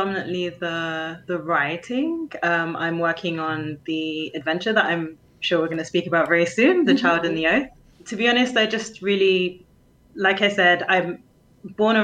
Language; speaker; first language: English; native; English